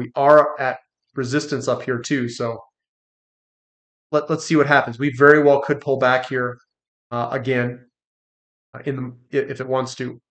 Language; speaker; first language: English; native; English